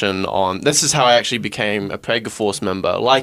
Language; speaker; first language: English; native; English